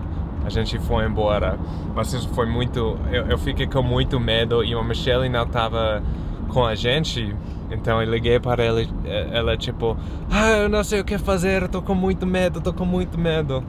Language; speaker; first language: Portuguese; non-native, fluent; English